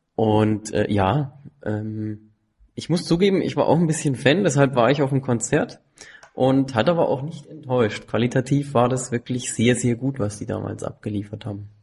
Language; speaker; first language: German; native; German